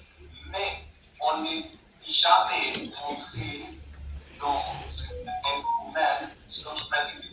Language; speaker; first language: French; non-native, fluent; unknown